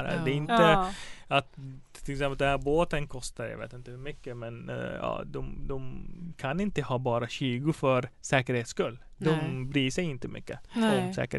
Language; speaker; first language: Swedish; non-native, fluent; Arabic